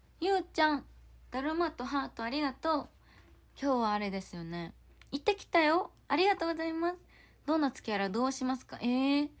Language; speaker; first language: Japanese; non-native, fluent; Korean